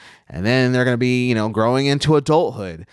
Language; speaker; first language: English; native; English